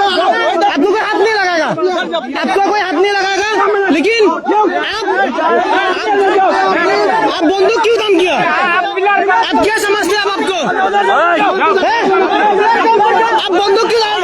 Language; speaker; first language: Hindi; non-native, learner; Bangla